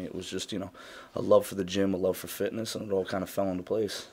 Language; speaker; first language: English; native; English